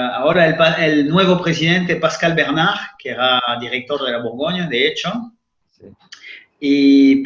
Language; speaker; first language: Spanish; non-native, fluent; French